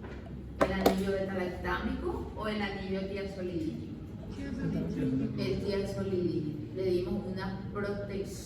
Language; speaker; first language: Spanish; native; Spanish